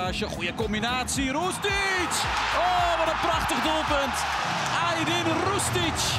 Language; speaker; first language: Dutch; native; Dutch